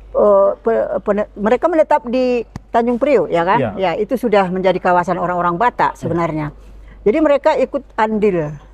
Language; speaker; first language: Indonesian; native; Indonesian